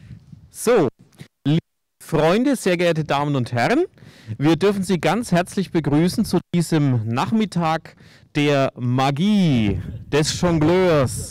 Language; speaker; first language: German; native; German